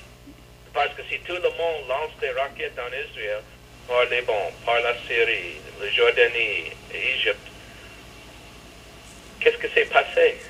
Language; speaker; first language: French; non-native, fluent; English